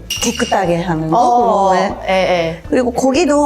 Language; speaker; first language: Korean; non-native, learner; Japanese